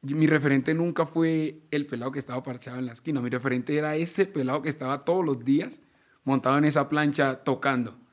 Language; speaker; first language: Spanish; native; Spanish